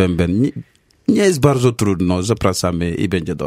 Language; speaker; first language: Polish; non-native, learner; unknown